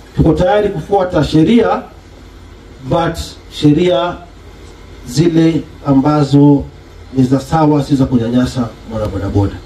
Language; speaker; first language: Swahili; native; Swahili